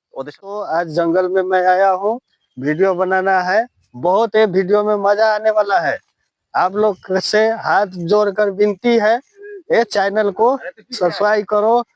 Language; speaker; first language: Hindi; non-native, learner; Bangla